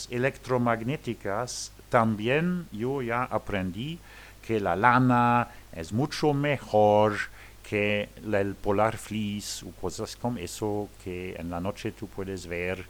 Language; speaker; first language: Spanish; non-native, learner; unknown